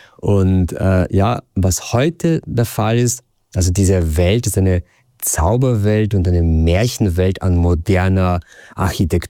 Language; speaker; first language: German; native; German